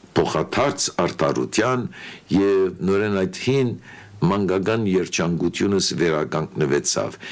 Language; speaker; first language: Armenian; early bilingual, heritage; Armenian